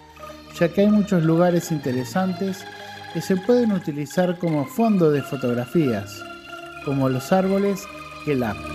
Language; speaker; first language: Spanish; non-native, fluent; Indonesian